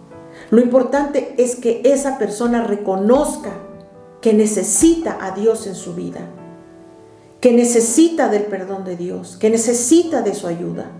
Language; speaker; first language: Spanish; native; Spanish